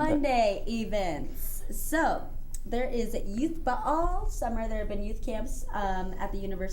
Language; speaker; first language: English; native; English